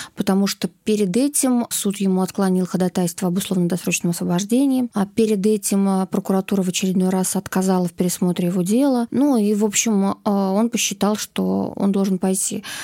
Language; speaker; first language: Russian; native; Russian